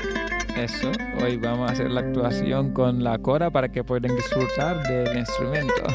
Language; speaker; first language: Spanish; non-native, fluent; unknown